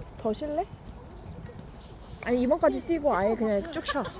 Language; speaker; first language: Korean; native; Korean